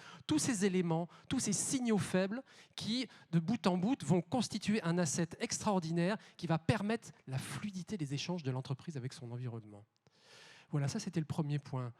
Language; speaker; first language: French; native; French